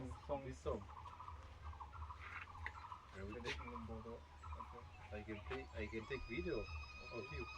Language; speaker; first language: English; non-native, learner; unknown